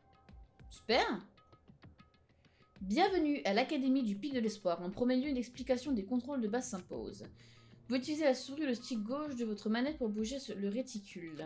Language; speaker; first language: French; native; French